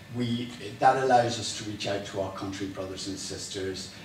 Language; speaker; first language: English; native; English